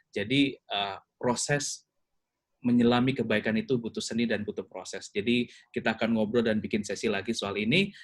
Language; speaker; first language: Indonesian; native; Indonesian